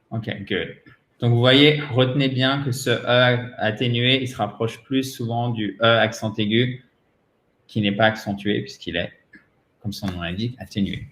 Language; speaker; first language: French; native; French